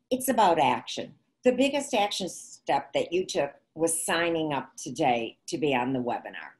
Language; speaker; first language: English; native; English